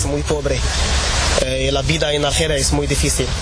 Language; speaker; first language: Spanish; non-native, learner; Arabic